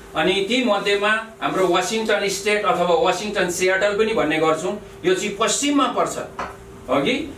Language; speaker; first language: Nepali; native; Nepali